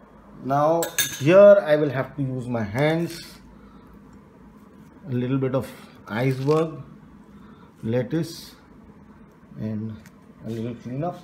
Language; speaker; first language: English; non-native, local second language; Hindi